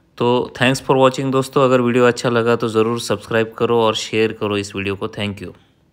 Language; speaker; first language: Hindi; non-native, local second language; Marathi